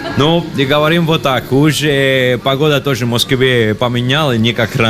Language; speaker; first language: Russian; non-native, learner; Italian